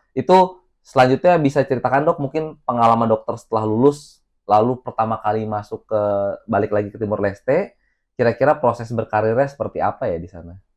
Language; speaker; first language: Indonesian; native; Indonesian